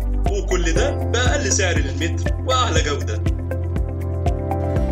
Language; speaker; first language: Arabic; native; Arabic